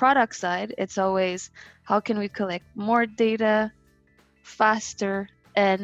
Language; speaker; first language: English; non-native, fluent; French